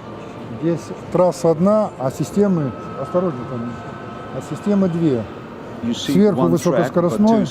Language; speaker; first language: Russian; native; Russian